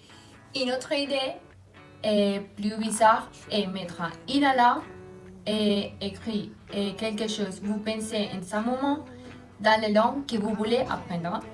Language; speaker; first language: French; non-native, learner; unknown